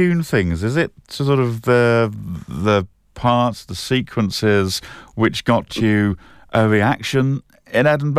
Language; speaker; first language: English; native; English